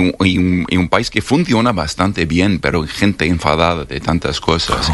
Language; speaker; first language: Spanish; non-native, fluent; English